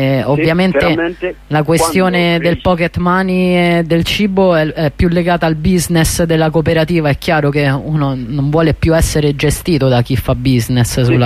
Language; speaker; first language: Italian; non-native, local second language; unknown